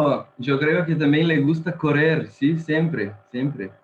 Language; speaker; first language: Spanish; non-native, learner; Portuguese